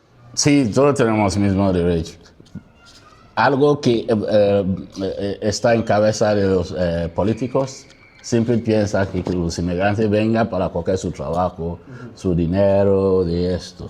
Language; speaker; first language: Spanish; non-native, learner; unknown